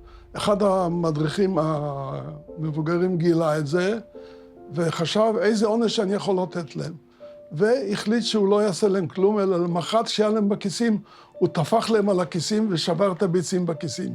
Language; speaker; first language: Hebrew; early bilingual, other home language; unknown